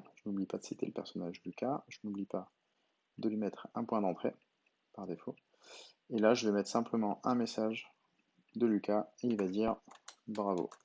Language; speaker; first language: French; native; French